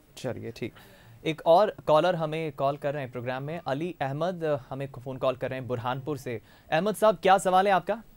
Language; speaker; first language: Hindi; native; Hindi